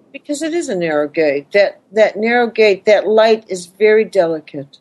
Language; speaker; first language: English; native; English